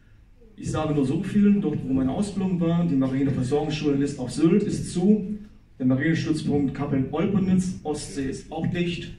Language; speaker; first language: German; native; German